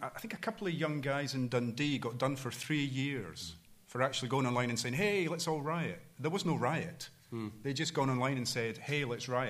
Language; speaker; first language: English; native; English